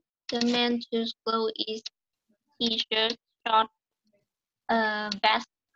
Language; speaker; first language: English; non-native, learner; Vietnamese